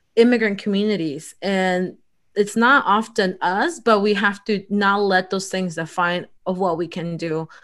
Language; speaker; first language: English; early bilingual, other home language; Spanish